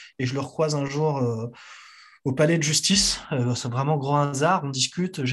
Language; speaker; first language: French; native; French